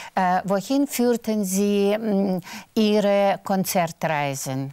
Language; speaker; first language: German; non-native, fluent; Russian